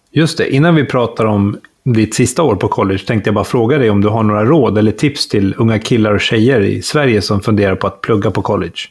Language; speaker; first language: Swedish; native; Swedish